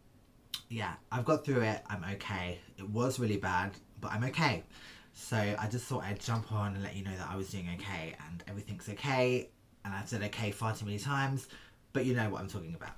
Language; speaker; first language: English; native; English